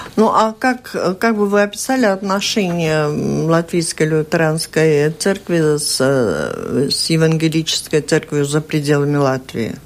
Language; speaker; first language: Russian; native; Russian